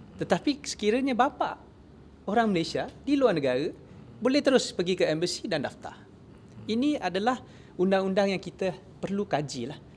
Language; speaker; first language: Malay; non-native, local second language; Chinese